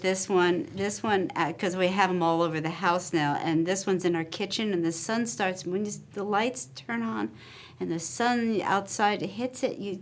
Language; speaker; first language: English; native; English